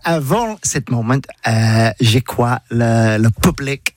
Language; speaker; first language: French; non-native, learner; English